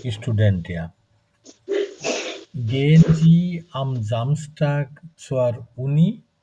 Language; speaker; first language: German; non-native, fluent; Bangla